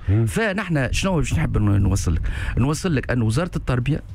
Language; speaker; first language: Arabic; native; Arabic